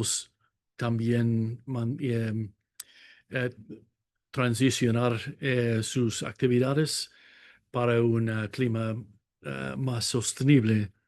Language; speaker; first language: Spanish; non-native, fluent; English